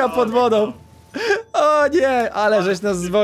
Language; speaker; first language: Polish; native; Polish